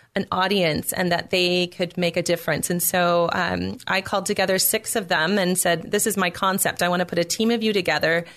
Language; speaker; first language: English; native; English